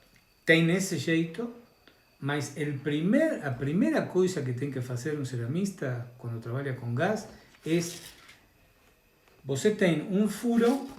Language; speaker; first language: Portuguese; non-native, learner; Spanish